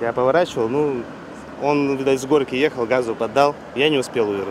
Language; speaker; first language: Russian; native; Russian